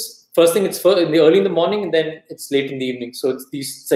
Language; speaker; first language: English; non-native, local second language; Kannada